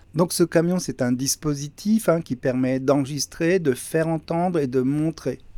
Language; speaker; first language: French; native; French